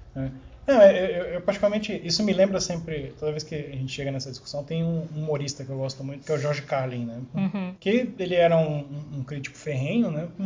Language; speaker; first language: Portuguese; native; Portuguese